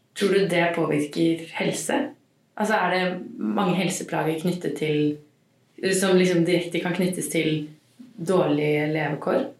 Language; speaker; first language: Norwegian; native; Norwegian